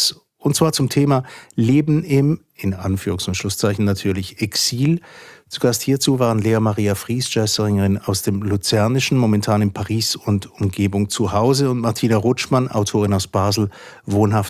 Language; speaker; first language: German; native; German